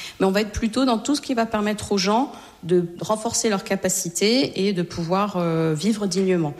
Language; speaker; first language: French; native; French